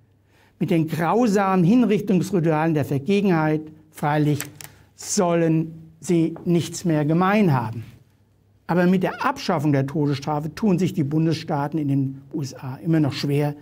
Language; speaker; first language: German; native; German